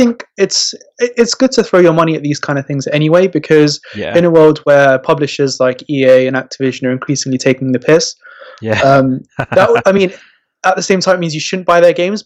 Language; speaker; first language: English; native; English